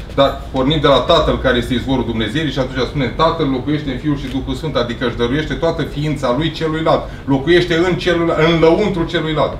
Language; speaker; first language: Romanian; native; Romanian